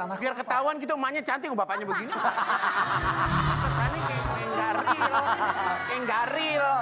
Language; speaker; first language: Indonesian; native; Indonesian